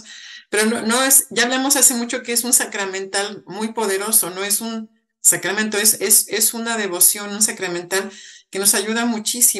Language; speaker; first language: Spanish; native; Spanish